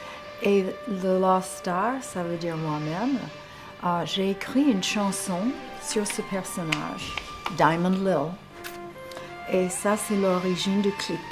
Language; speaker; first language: French; non-native, fluent; English